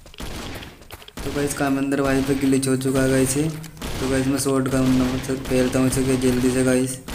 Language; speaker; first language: Hindi; native; Hindi